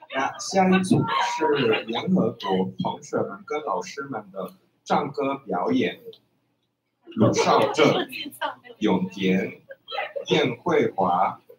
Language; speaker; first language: Chinese; non-native, fluent; Spanish